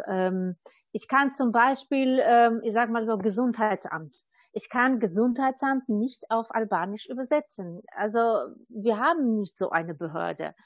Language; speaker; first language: German; non-native, fluent; Albanian